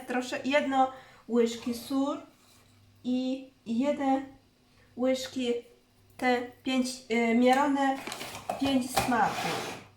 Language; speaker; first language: Polish; non-native, learner; Chinese